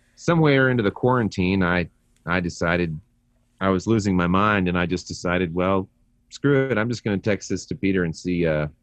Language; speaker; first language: English; native; English